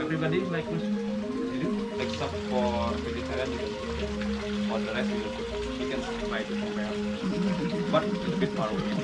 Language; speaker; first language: English; non-native, learner; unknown